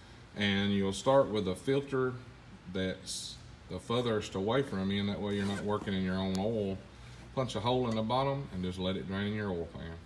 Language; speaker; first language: English; native; English